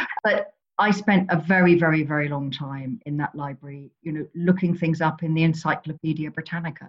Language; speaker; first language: English; native; English